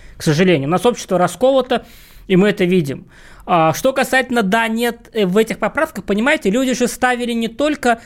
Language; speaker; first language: Russian; native; Russian